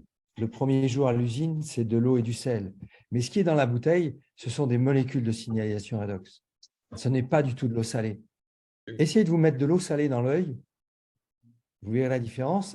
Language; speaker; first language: French; native; French